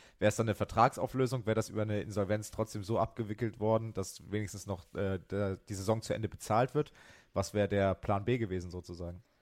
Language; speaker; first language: German; native; German